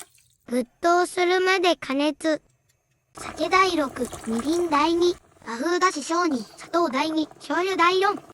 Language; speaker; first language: Japanese; native; Japanese